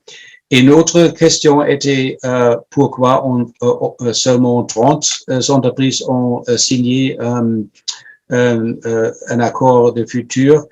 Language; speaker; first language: French; non-native, fluent; German